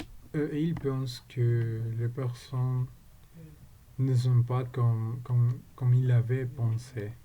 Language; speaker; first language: French; non-native, learner; Spanish